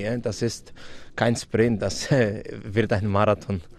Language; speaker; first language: German; non-native, fluent; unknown